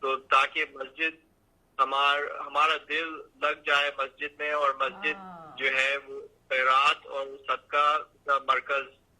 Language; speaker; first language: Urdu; early bilingual, heritage; Urdu